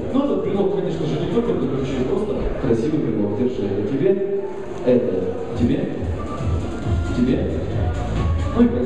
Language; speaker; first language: Russian; native; Russian